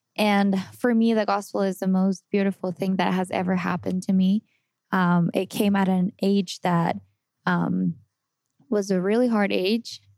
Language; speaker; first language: English; non-native, fluent; Spanish